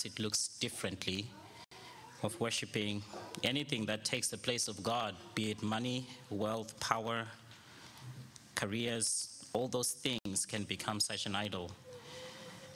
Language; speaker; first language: English; non-native, local second language; Shona